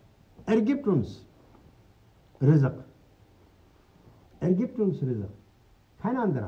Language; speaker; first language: German; non-native, fluent; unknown